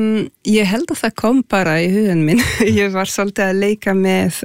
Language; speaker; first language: Icelandic; non-native, fluent; French